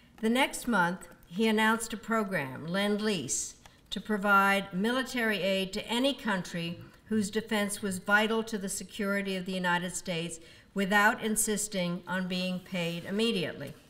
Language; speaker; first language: English; early bilingual, other home language; Czech